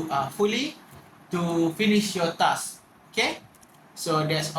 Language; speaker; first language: English; non-native, learner; Malay